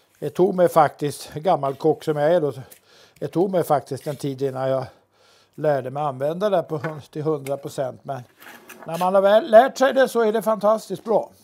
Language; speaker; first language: Swedish; native; Swedish